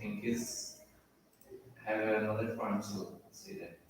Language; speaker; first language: English; non-native, learner; Portuguese